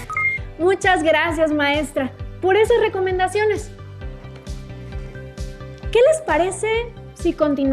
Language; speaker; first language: Spanish; native; Spanish